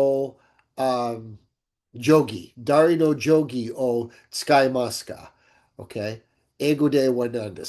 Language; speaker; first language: Japanese; non-native, learner; English